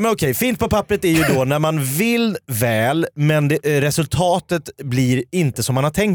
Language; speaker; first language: Swedish; native; Swedish